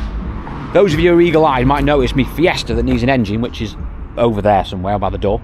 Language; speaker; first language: English; native; English